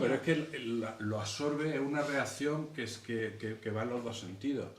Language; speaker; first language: Spanish; native; Spanish